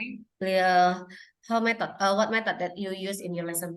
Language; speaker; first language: English; non-native, learner; Indonesian